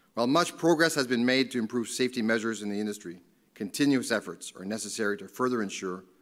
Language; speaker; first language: English; native; English